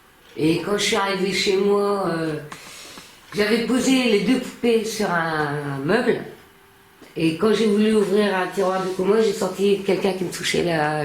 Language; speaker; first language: French; native; French